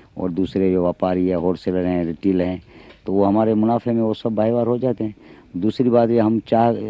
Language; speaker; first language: Urdu; non-native, local second language; Sindhi